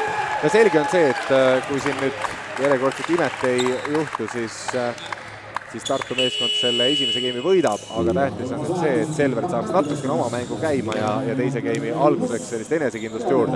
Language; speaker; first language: Estonian; native; Estonian